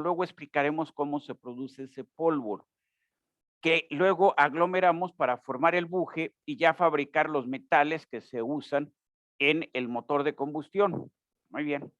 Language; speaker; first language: Spanish; native; Spanish